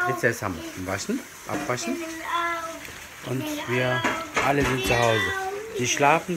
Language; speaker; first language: German; early bilingual, other home language; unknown